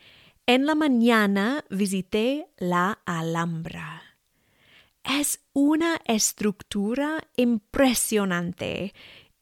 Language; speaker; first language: Spanish; non-native, fluent; English